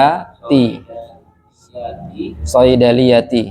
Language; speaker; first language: Arabic; non-native, fluent; Indonesian